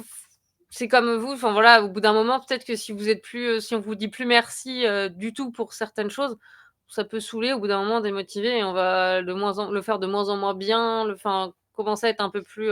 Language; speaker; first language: French; native; French